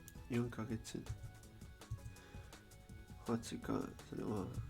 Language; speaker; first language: Japanese; non-native, learner; Spanish